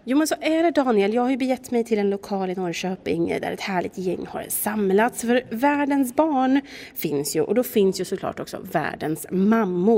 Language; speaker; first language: Swedish; native; Swedish